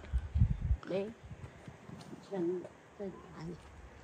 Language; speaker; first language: Chinese; non-native, local second language; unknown